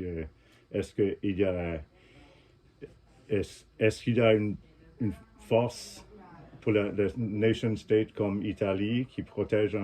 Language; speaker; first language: French; non-native, fluent; English